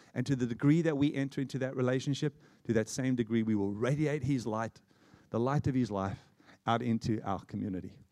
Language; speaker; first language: English; native; English